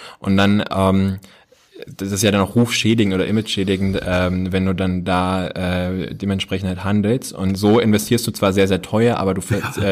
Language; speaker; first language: German; native; German